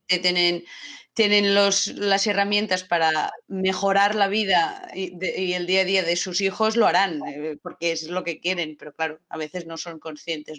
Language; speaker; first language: Spanish; non-native, local second language; Catalan